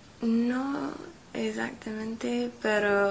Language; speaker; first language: Spanish; non-native, learner; English